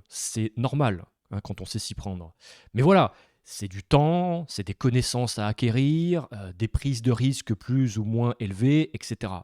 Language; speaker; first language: French; native; French